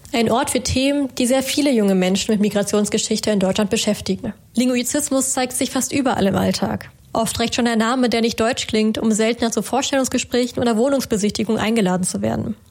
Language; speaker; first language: German; native; German